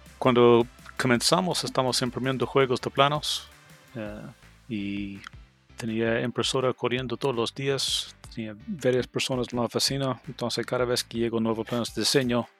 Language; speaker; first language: Spanish; non-native, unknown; English